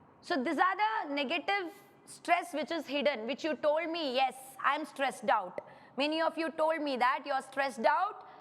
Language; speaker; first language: English; non-native, local second language; Kannada